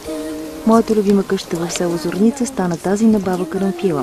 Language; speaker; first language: Bulgarian; native; Bulgarian